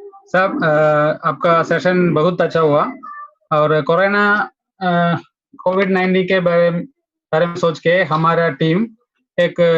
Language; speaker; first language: Hindi; non-native, local second language; Malayalam